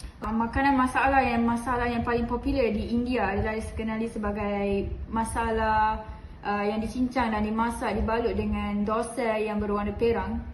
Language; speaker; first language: Malay; non-native, local second language; Malayalam